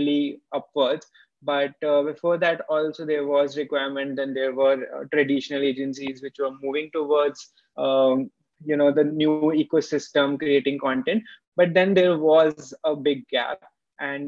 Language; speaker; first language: English; non-native, local second language; Hindi